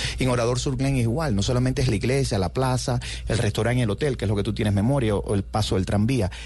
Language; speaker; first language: Spanish; native; Spanish